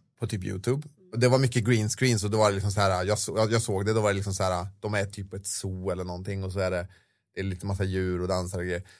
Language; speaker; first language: Swedish; native; Swedish